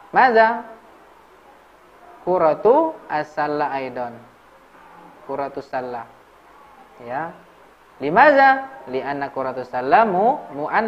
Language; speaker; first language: Arabic; non-native, learner; Indonesian